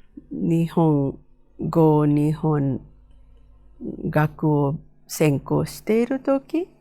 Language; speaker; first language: Japanese; non-native, fluent; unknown